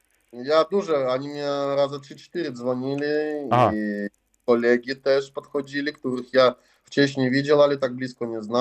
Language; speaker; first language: Polish; non-native, learner; Russian